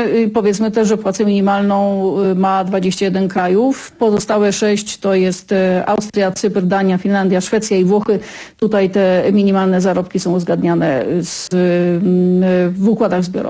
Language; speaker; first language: Polish; native; Polish